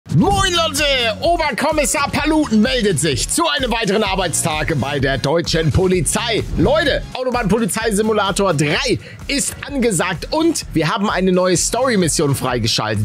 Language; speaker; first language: German; native; German